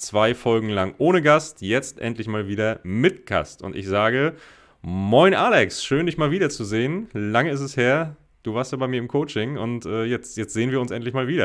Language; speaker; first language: German; native; German